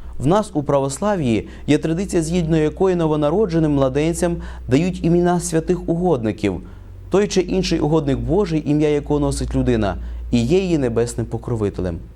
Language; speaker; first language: Ukrainian; native; Ukrainian